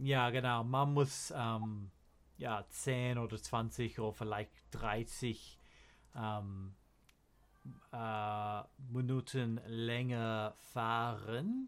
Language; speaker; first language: German; non-native, learner; English